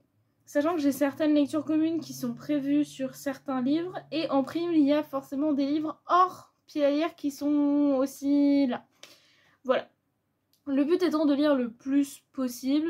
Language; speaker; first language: French; native; French